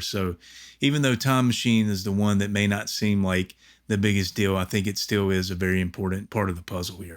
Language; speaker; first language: English; native; English